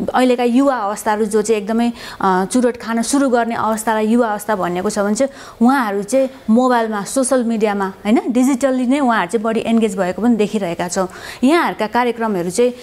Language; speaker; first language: Nepali; native; Nepali